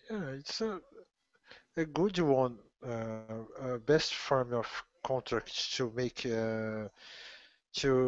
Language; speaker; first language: English; non-native, learner; Portuguese